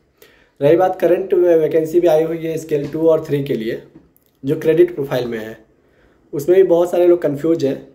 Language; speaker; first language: Hindi; native; Hindi